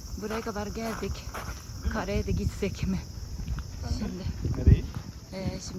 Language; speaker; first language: Turkish; non-native, fluent; Japanese